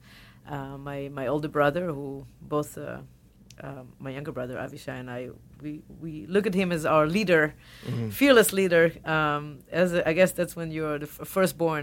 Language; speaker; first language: English; non-native, fluent; Hebrew